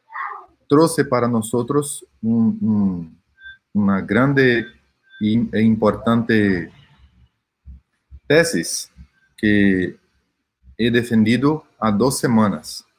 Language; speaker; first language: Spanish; non-native, fluent; Portuguese